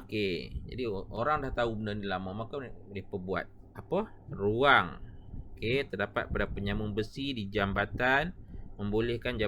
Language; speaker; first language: Malay; native; Malay